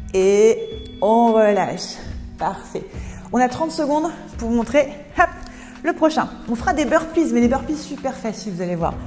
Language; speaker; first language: French; native; French